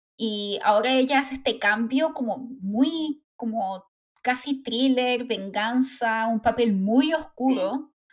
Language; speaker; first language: Spanish; native; Spanish